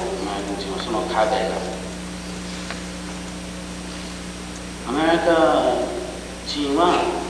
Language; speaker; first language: Japanese; non-native, learner; English